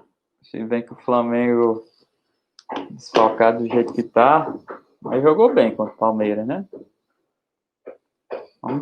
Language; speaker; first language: Portuguese; native; Portuguese